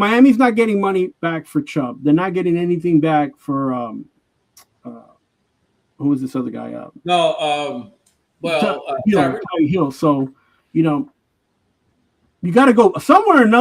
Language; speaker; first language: English; native; English